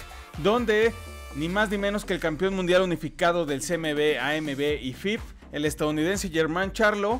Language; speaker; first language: Spanish; native; Spanish